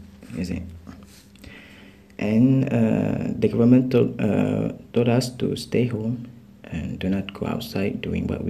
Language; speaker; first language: English; non-native, local second language; Malay